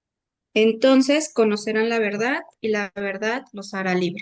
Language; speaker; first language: Spanish; native; Spanish